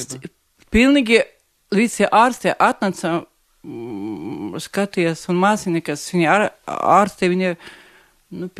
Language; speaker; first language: Latvian; non-native, local second language; Russian